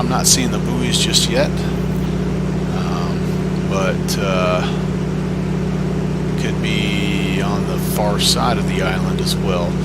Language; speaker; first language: English; native; English